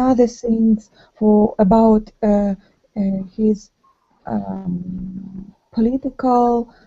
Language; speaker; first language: English; non-native, learner; Ukrainian